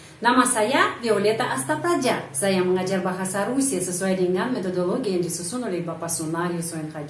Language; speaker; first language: Indonesian; non-native, fluent; Russian